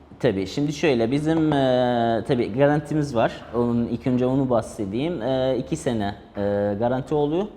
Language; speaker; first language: Turkish; non-native, fluent; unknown